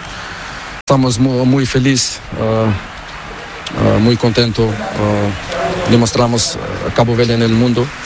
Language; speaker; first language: Spanish; non-native, learner; Portuguese